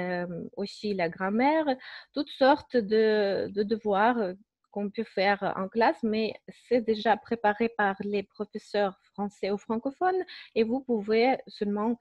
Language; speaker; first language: French; non-native, fluent; Russian